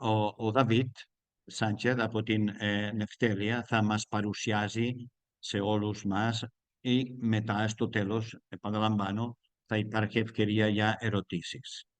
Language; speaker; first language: Greek; non-native, learner; Spanish